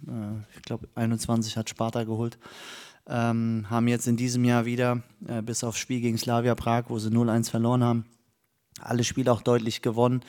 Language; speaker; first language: German; native; German